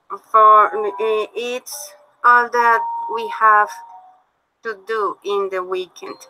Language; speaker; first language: English; non-native, learner; Spanish